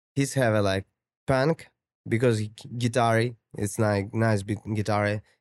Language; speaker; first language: English; non-native, learner; Ukrainian